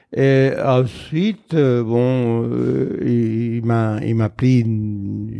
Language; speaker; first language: French; non-native, fluent; Spanish